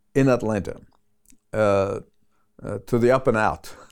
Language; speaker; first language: English; non-native, fluent; Arabic